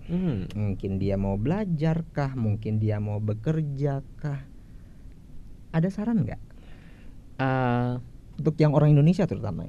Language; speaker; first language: Indonesian; native; Indonesian